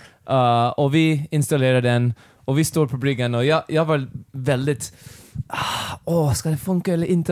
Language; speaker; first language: Swedish; non-native, learner; English